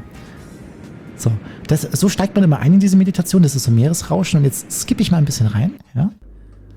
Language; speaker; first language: German; native; German